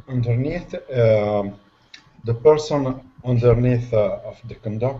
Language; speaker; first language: English; non-native, learner; Italian